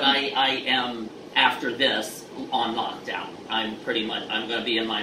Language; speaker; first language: English; native; English